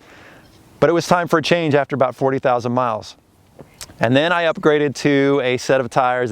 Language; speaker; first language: English; native; English